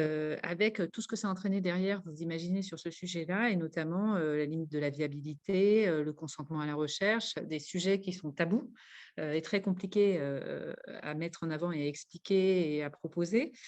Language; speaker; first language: French; native; French